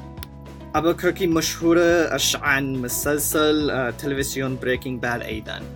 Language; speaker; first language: Arabic; non-native, learner; English